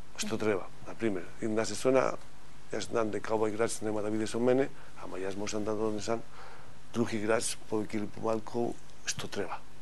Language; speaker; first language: Macedonian; non-native, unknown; Spanish